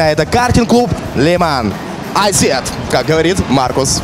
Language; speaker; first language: Russian; native; Russian